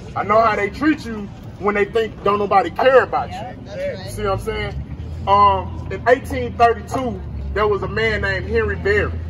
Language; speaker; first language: English; native; English